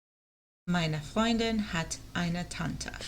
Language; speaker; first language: German; non-native, learner; English